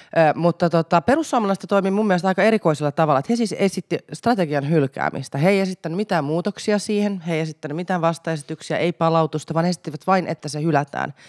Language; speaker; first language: Finnish; native; Finnish